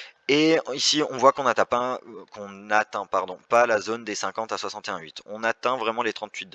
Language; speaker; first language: French; native; French